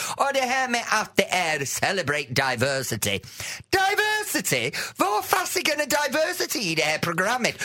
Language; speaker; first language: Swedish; non-native, fluent; English